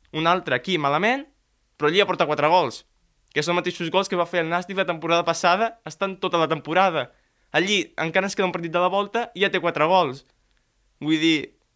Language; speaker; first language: Catalan; native; Catalan